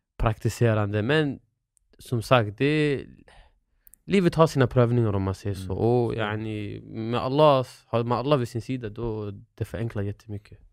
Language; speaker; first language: Swedish; early bilingual, other home language; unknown